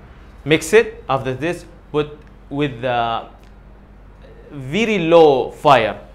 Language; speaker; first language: English; non-native, learner; Arabic